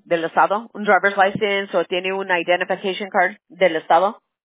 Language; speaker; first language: Spanish; early bilingual, heritage; Spanish